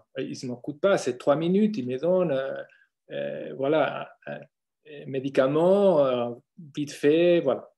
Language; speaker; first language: French; non-native, fluent; Spanish